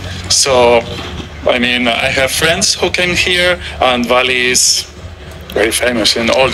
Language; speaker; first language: English; non-native, fluent; Spanish